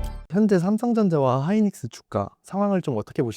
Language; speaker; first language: Korean; native; Korean